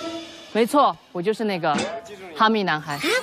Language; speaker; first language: Chinese; native; Chinese